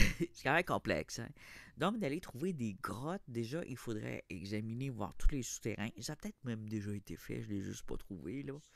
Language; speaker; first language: French; native; French